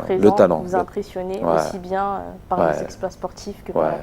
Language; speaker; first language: French; native; French